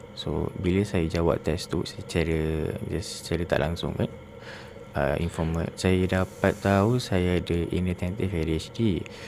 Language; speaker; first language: Malay; native; Malay